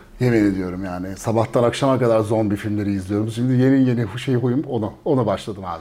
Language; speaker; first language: Turkish; early bilingual, heritage; Turkish